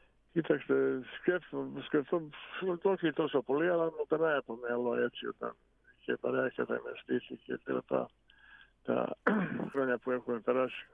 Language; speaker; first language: Greek; non-native, fluent; Bosnian